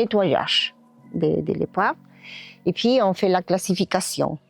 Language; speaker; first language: French; non-native, learner; Spanish